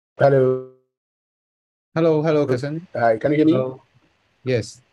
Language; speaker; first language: English; non-native, fluent; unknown